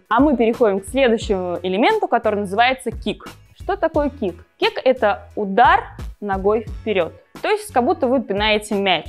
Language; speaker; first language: Russian; native; Russian